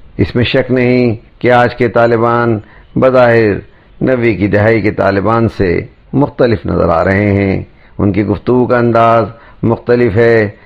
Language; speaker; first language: Urdu; native; Urdu